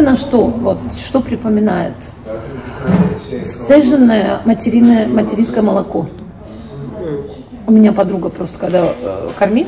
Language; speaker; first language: Russian; native; Russian